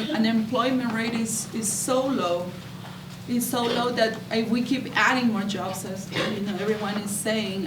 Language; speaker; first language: English; non-native, fluent; Spanish